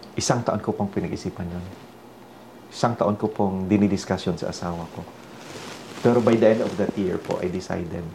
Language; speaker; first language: Filipino; non-native, local second language; Hiligaynon